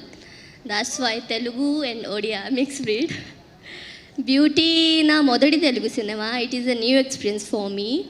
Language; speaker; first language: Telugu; early bilingual, heritage; Telugu